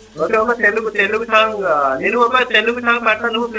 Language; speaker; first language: Telugu; non-native, local second language; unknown